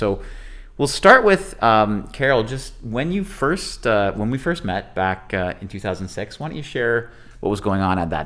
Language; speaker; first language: English; native; English